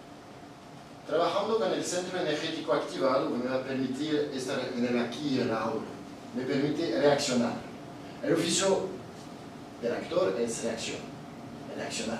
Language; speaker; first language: Spanish; non-native, fluent; Italian